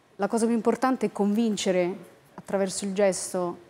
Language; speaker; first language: Italian; native; Italian